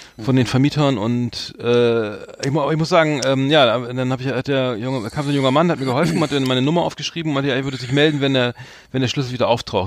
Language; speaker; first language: German; native; German